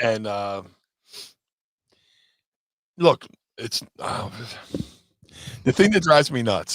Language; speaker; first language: English; native; English